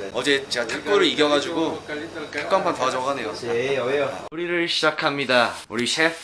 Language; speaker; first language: Korean; native; Korean